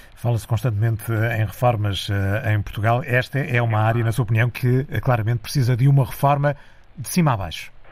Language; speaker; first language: Portuguese; native; Portuguese